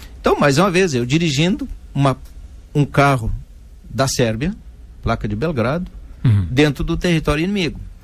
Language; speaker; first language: Portuguese; native; Portuguese